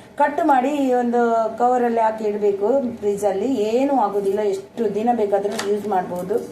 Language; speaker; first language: Kannada; non-native, local second language; Tulu